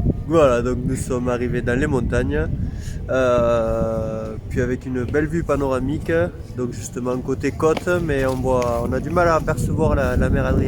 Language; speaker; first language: French; native; French